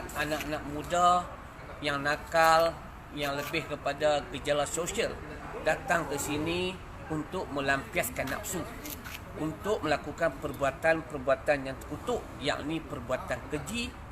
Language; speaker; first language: Malay; native; Malay